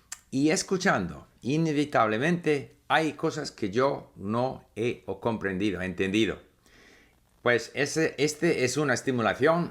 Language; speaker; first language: Spanish; non-native, fluent; English